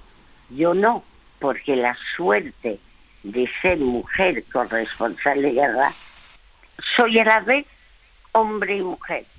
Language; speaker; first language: Spanish; early bilingual, other home language; French